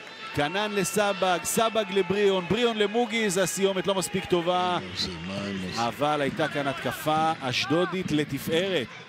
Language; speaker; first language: Hebrew; native; Hebrew